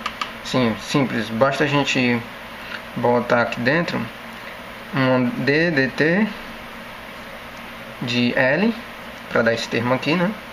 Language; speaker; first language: Portuguese; native; Portuguese